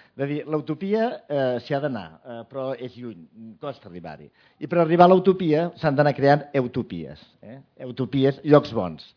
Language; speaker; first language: Catalan; native; Catalan